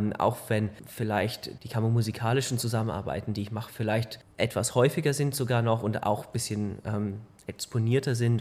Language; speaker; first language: German; early bilingual, heritage; German